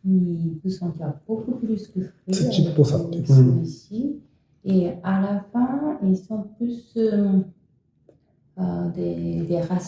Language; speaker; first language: French; non-native, fluent; Japanese